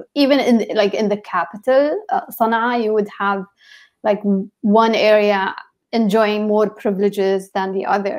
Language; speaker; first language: English; non-native, fluent; Arabic